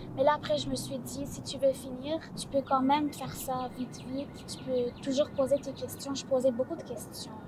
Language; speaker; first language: French; non-native, fluent; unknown